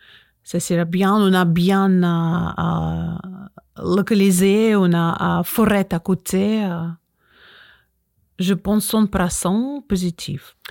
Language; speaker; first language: French; non-native, learner; Russian